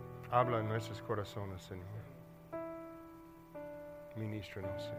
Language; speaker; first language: Spanish; non-native, learner; English